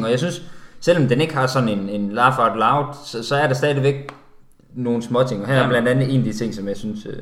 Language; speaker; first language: Danish; native; Danish